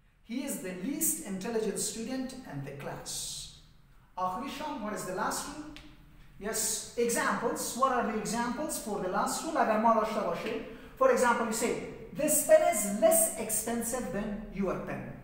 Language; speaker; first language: English; non-native, fluent; Persian